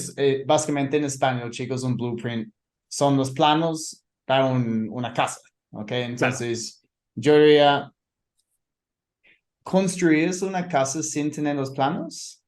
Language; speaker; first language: Spanish; non-native, fluent; English